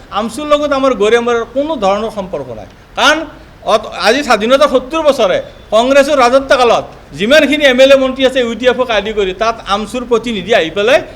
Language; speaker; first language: Assamese; native; Assamese